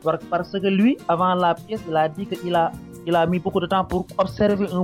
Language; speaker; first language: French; non-native, local second language; Wolof